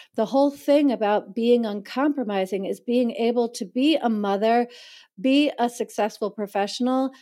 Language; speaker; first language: English; native; English